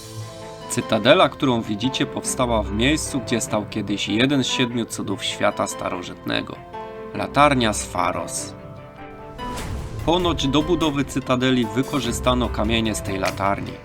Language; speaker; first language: Polish; native; Polish